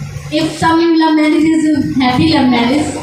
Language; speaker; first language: English; non-native, learner; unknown